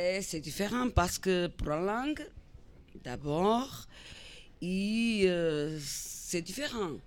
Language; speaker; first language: French; non-native, learner; Portuguese